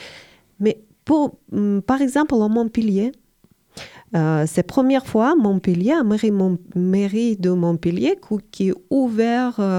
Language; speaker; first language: French; non-native, learner; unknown